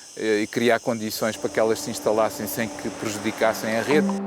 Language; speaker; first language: Portuguese; native; Portuguese